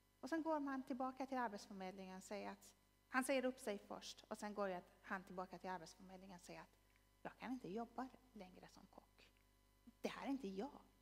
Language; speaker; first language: Swedish; non-native, fluent; Persian